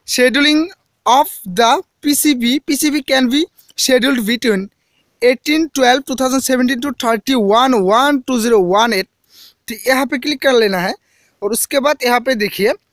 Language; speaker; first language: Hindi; non-native, local second language; Assamese